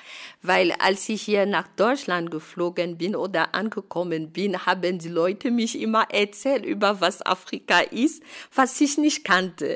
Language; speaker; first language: German; non-native, fluent; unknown